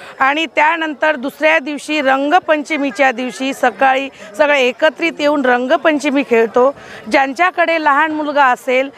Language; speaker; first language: Marathi; non-native, local second language; Lambadi